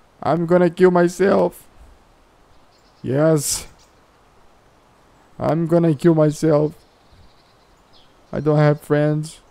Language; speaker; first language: English; non-native, fluent; Portuguese